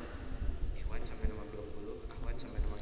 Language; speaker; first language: Indonesian; native; Indonesian